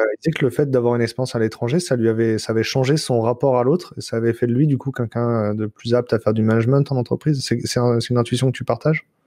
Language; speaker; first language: French; native; French